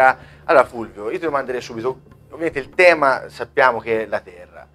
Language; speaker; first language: Italian; native; Italian